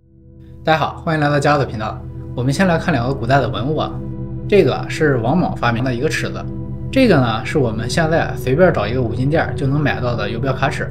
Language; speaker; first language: Chinese; native; Chinese